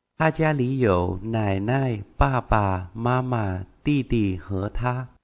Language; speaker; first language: Chinese; non-native, fluent; Vietnamese